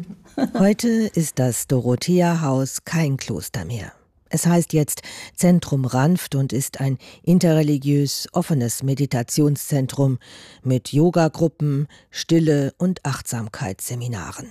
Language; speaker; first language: German; native; German